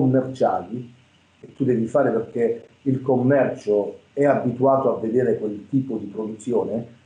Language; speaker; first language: Italian; native; Italian